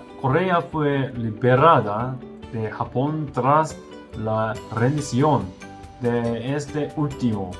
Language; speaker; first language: Spanish; non-native, learner; Korean